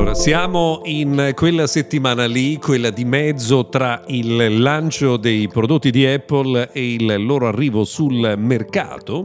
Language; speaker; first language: Italian; native; Italian